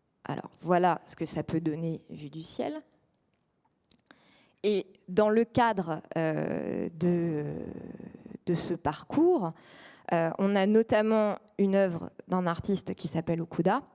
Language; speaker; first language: French; native; French